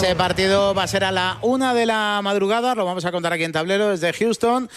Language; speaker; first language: Spanish; native; Spanish